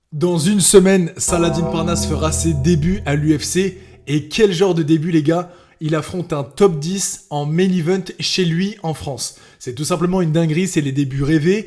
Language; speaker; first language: French; native; French